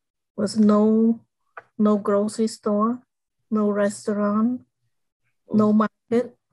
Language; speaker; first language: English; non-native, fluent; Khmer